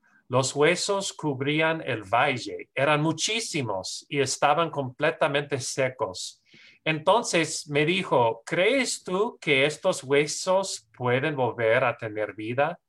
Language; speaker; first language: Spanish; non-native, fluent; English